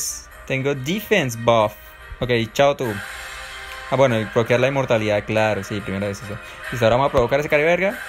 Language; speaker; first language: Spanish; native; Spanish